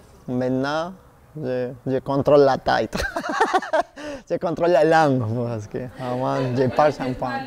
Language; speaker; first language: French; non-native, learner; Spanish